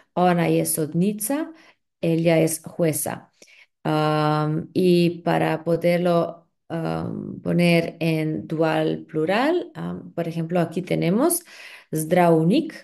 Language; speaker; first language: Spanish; non-native, fluent; Slovenian